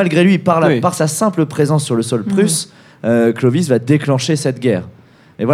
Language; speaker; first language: French; native; French